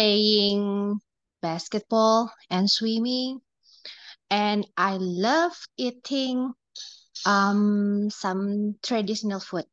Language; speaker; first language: English; non-native, learner; Indonesian